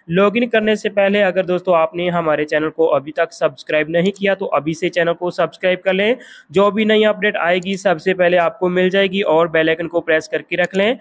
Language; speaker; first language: Hindi; non-native, local second language; Punjabi